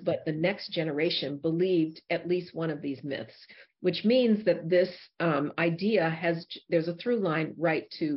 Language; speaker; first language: English; native; English